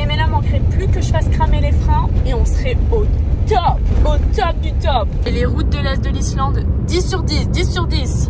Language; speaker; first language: French; native; French